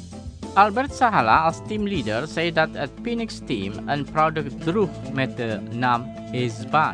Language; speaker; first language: Dutch; non-native, learner; Indonesian